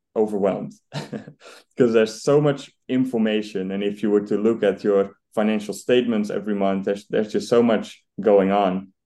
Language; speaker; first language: English; non-native, fluent; Dutch